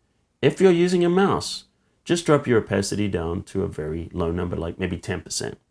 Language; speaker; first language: English; native; English